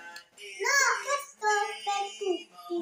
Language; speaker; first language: Italian; early bilingual, heritage; Filipino